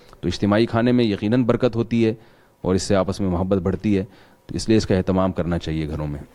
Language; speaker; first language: Urdu; non-native, local second language; Pashto